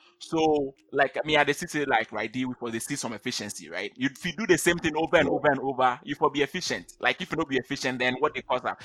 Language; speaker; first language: English; non-native, local second language; Akan